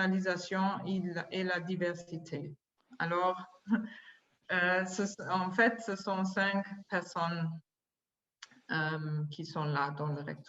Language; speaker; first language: French; non-native, fluent; German